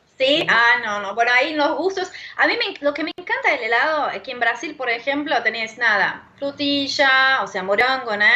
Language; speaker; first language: Spanish; non-native, fluent; Portuguese